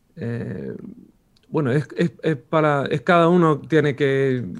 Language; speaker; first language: Spanish; non-native, fluent; Swedish